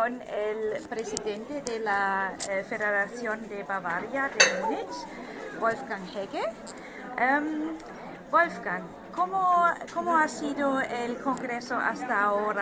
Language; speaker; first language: Spanish; non-native, fluent; German